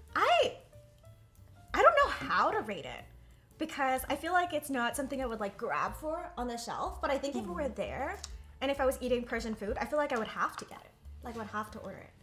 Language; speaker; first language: English; native; English